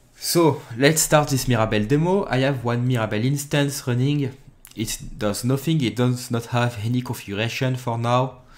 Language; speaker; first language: English; non-native, fluent; French